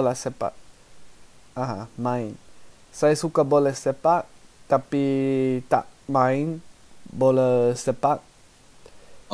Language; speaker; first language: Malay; non-native, learner; English